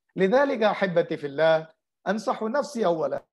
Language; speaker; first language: Arabic; non-native, fluent; Urdu